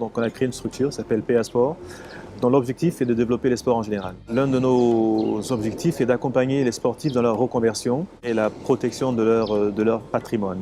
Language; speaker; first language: French; early bilingual, other home language; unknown